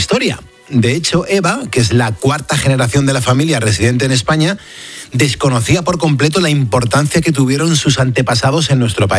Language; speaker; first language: Spanish; native; Spanish